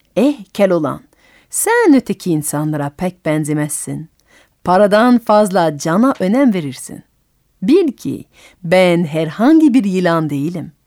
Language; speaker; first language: Turkish; non-native, fluent; French